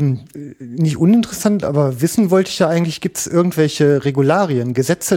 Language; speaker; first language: German; native; German